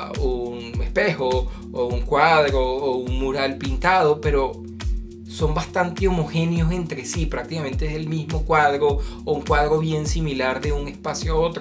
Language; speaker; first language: Spanish; native; Spanish